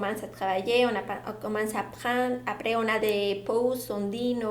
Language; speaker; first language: French; non-native, learner; Spanish